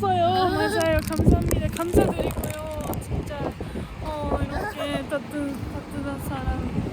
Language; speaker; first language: Korean; non-native, learner; Japanese